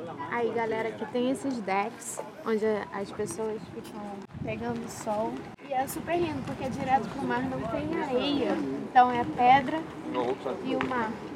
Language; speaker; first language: Portuguese; native; Portuguese